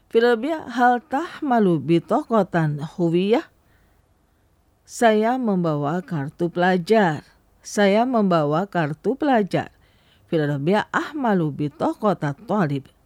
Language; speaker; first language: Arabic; non-native, fluent; Indonesian